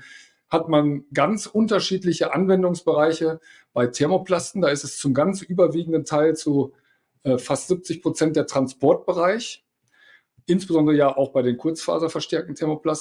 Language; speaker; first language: German; native; German